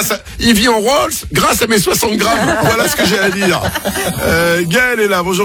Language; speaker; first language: French; native; French